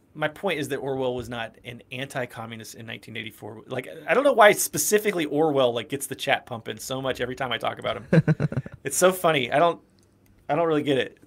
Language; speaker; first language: English; native; English